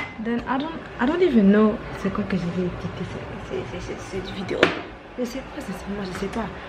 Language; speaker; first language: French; early bilingual, other home language; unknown